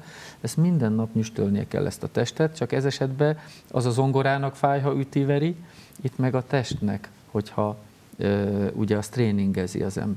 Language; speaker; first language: Hungarian; native; Hungarian